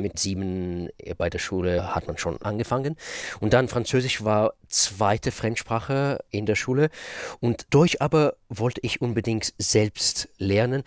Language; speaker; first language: German; non-native, fluent; Russian